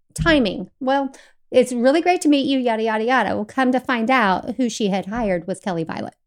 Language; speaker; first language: English; native; English